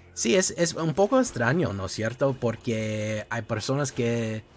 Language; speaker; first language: Spanish; non-native, learner; English